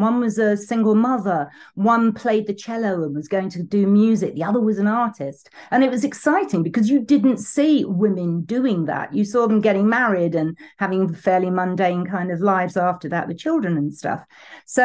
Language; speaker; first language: English; native; English